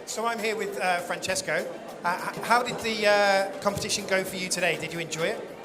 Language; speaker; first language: English; native; English